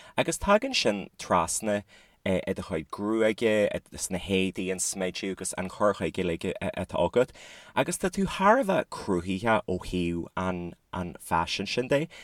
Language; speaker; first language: Irish; native; Irish